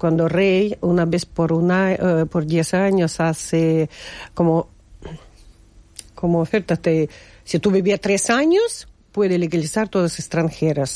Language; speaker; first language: Spanish; non-native, fluent; Russian